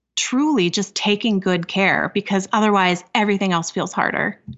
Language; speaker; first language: English; native; English